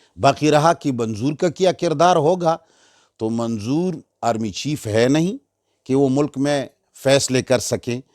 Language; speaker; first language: Urdu; non-native, local second language; Pashto